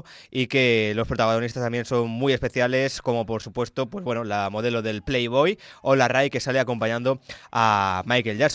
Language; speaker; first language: Spanish; native; Spanish